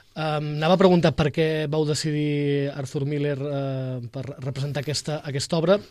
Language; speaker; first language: Catalan; native; Catalan